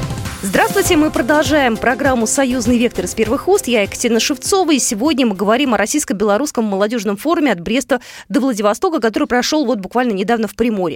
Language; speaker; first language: Russian; native; Russian